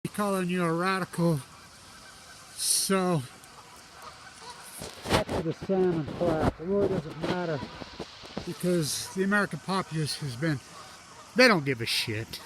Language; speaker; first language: English; native; English